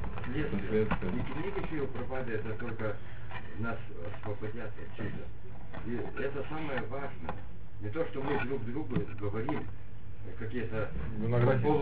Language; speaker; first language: Russian; non-native, fluent; Lithuanian